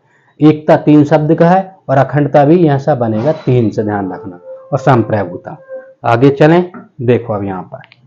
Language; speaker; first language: Hindi; native; Hindi